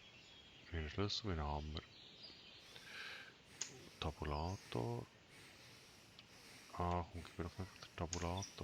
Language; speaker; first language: German; native; German